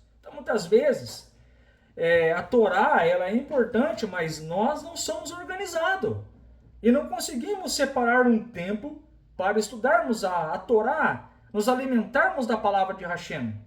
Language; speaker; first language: Portuguese; native; Portuguese